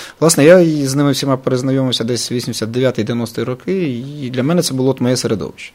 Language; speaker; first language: Ukrainian; native; Ukrainian